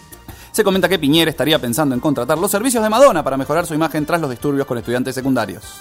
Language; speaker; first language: Spanish; native; Spanish